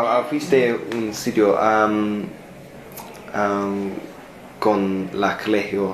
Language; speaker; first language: Spanish; non-native, learner; English